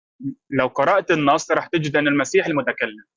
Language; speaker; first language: Arabic; native; Arabic